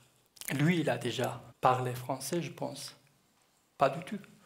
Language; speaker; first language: French; non-native, learner; Kurdish